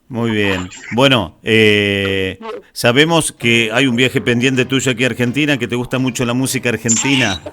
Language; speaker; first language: Spanish; native; Spanish